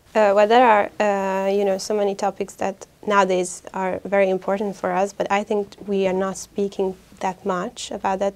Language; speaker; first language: English; non-native, fluent; Hungarian